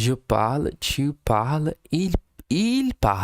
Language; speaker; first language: French; non-native, learner; English